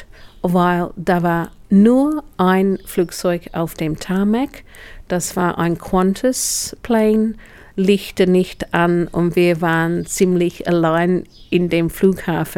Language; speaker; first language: German; non-native, fluent; English